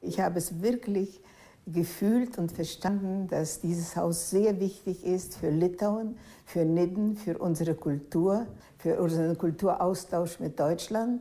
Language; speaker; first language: German; non-native, fluent; Lithuanian